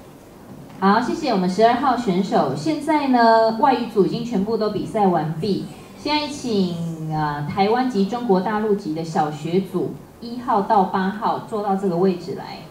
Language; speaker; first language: Chinese; native; Chinese